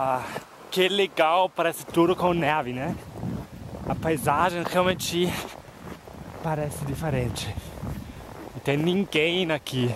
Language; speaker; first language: Portuguese; non-native, fluent; German